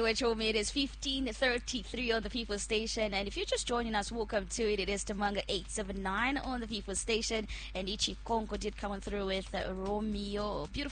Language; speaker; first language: English; non-native, local second language; Bemba